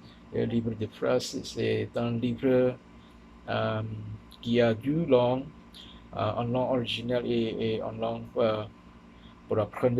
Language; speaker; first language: French; non-native, learner; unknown